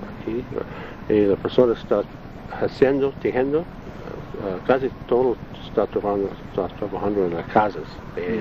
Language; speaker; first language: Spanish; non-native, learner; Italian